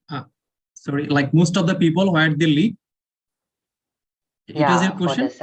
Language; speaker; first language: English; non-native, local second language; Bangla